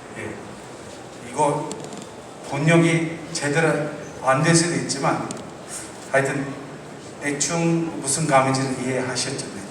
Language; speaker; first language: Korean; non-native, fluent; Turkish